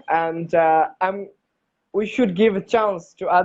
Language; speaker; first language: English; non-native, learner; Bangla